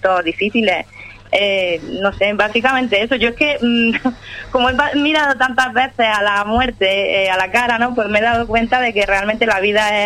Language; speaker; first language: Spanish; native; Spanish